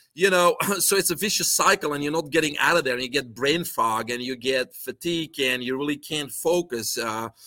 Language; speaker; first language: English; non-native, fluent; Dutch